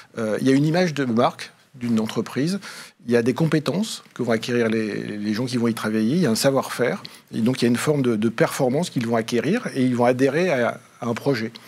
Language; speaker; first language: French; native; French